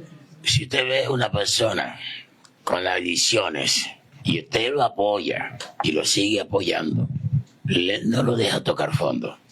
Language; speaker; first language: Spanish; native; Spanish